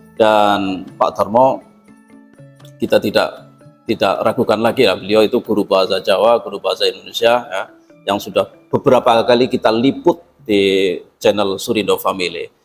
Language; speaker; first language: Indonesian; native; Indonesian